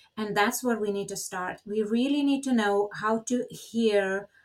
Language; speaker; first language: English; non-native, fluent; Lithuanian